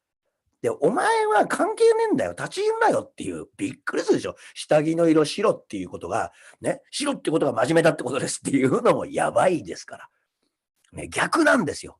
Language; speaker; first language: Japanese; native; Japanese